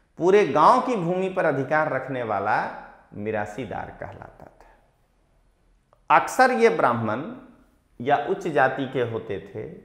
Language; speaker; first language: Hindi; non-native, local second language; Gujarati